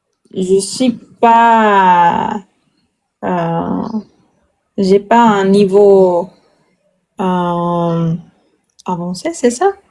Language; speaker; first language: French; non-native, learner; Spanish